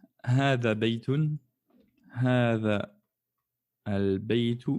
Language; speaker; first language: Arabic; non-native, fluent; French